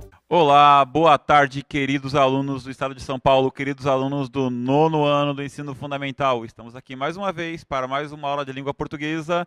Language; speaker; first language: Portuguese; native; Portuguese